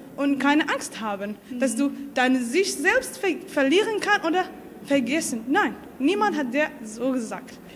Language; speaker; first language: German; non-native, learner; Arabic